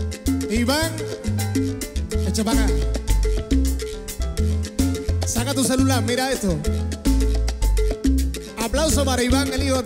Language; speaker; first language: Spanish; native; Spanish